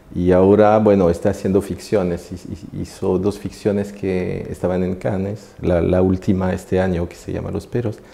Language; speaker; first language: Spanish; non-native, fluent; French